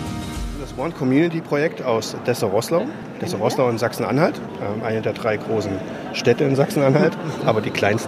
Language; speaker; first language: German; native; German